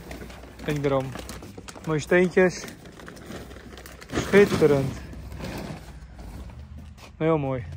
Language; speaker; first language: Dutch; native; Dutch